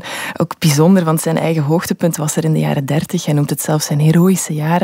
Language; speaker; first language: Dutch; native; Dutch